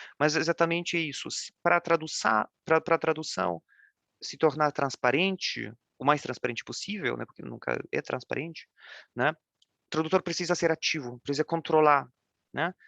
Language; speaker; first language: Portuguese; non-native, fluent; Polish